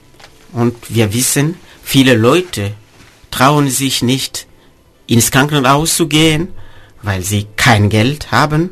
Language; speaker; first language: German; non-native, fluent; Mossi